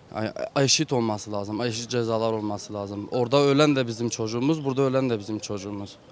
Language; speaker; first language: Turkish; non-native, local second language; Kurdish